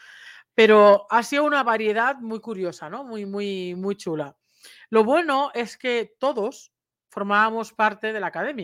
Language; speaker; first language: Spanish; native; Spanish